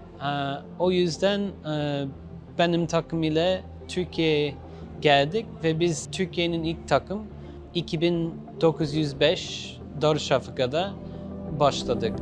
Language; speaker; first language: Turkish; non-native, fluent; English